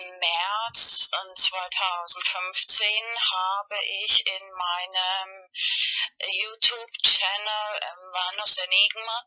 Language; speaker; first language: German; non-native, fluent; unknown